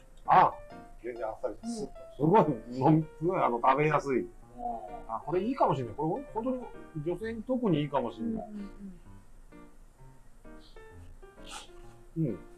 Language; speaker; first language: Japanese; native; Japanese